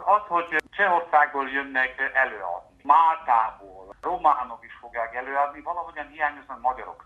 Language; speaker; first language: Hungarian; non-native, fluent; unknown